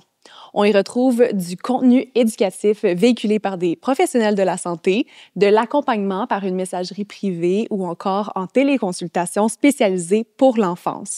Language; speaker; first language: French; native; French